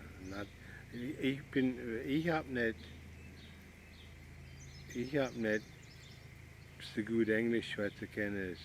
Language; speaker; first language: German; early bilingual, heritage; Pennsylvania German